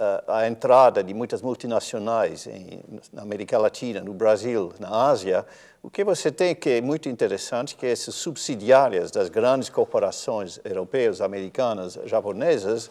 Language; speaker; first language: Portuguese; non-native, fluent; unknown